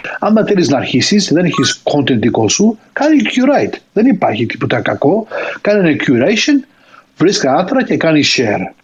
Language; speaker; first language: Greek; early bilingual, heritage; Greek